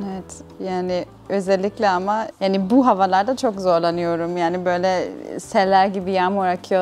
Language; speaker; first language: Turkish; non-native, fluent; German